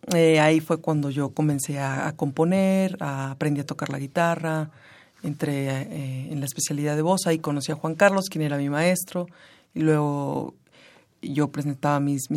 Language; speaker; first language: Spanish; native; Spanish